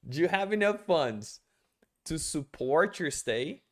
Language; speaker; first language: English; non-native, fluent; Portuguese